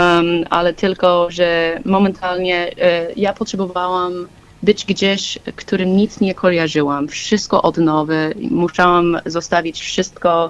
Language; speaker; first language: Polish; non-native, learner; English